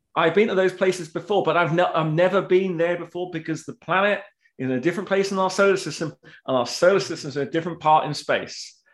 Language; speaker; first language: English; native; English